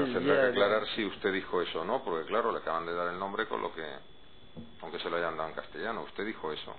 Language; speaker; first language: Spanish; native; Spanish